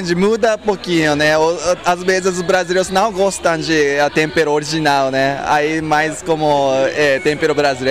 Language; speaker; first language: Portuguese; non-native, learner; Japanese